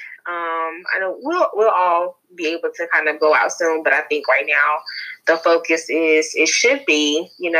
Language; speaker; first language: English; native; English